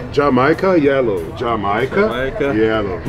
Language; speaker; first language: English; non-native, learner; Portuguese